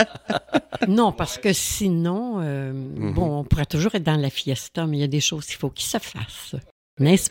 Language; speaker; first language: French; native; French